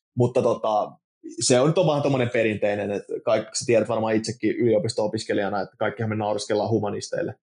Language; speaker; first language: Finnish; native; Finnish